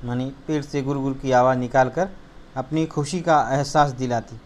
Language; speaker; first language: Hindi; non-native, local second language; Marathi